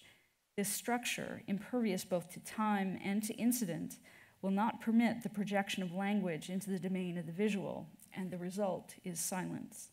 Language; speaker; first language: English; native; English